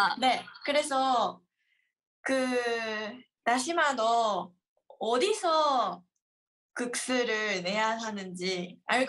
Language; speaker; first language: Korean; non-native, learner; Japanese